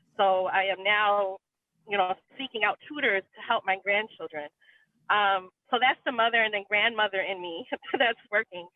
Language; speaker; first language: English; native; English